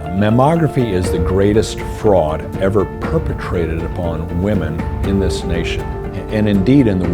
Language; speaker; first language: English; native; English